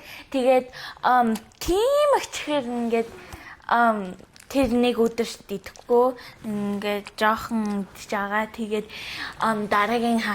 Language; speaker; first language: Mongolian; early bilingual, heritage; Mongolian